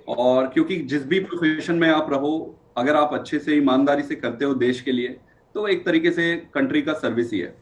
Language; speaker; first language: Hindi; native; Hindi